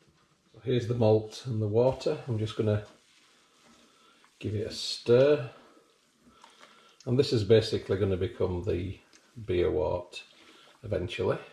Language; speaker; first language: English; native; English